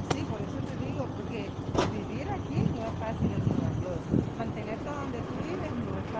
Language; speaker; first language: Spanish; native; Spanish